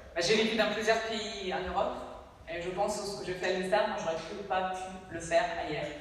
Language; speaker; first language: French; non-native, fluent; Italian